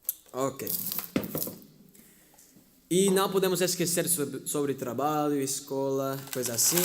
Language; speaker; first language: Portuguese; non-native, fluent; English